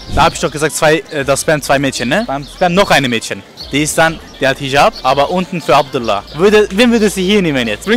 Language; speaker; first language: German; non-native, fluent; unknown